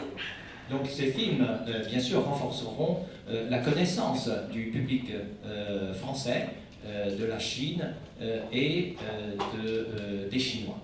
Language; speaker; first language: French; non-native, fluent; Chinese